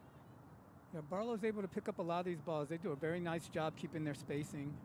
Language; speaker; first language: English; native; English